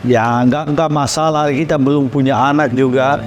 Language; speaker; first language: Indonesian; non-native, learner; Dutch